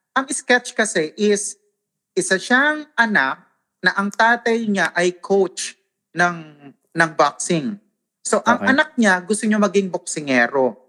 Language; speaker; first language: Filipino; non-native, local second language; Waray